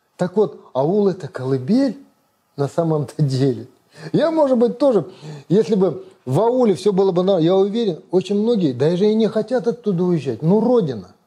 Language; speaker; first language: Russian; non-native, local second language; Kazakh